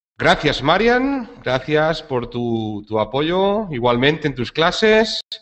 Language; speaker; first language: Spanish; native; Spanish